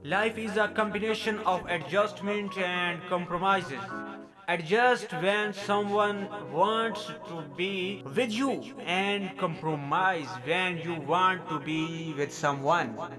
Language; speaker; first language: English; non-native, local second language; Urdu